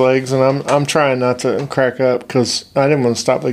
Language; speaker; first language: English; native; English